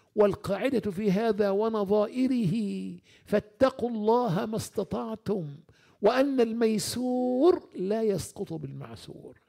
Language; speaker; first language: Arabic; native; Arabic